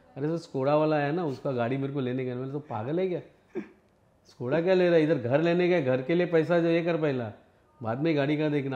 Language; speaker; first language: Hindi; non-native, local second language; Marathi